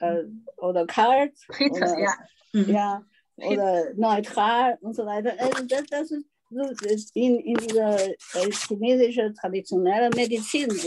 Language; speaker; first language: German; non-native, fluent; Chinese